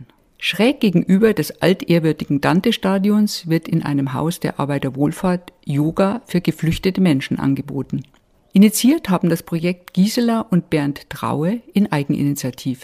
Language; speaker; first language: German; native; German